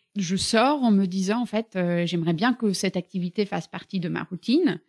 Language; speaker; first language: French; early bilingual, other home language; Bulgarian